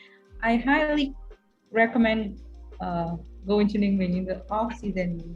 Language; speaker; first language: English; non-native, fluent; Vietnamese